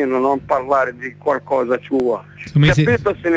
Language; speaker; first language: Italian; non-native, learner; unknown